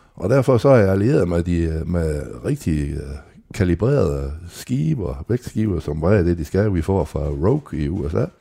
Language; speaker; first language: Danish; native; Danish